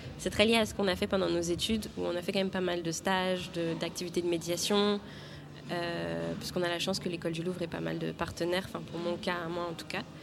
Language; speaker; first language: French; native; French